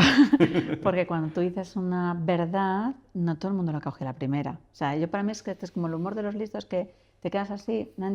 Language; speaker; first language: Spanish; native; Spanish